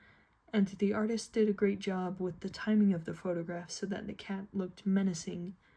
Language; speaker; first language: English; native; English